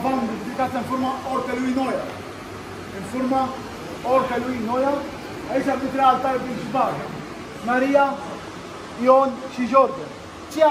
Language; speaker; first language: Romanian; non-native, learner; Arabic